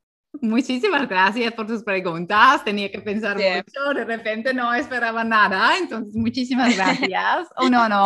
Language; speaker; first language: Spanish; non-native, fluent; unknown